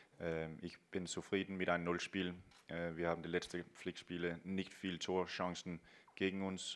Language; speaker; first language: German; non-native, fluent; Danish